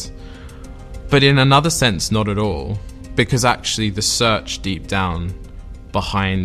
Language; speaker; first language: English; native; English